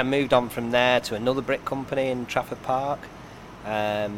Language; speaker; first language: English; native; English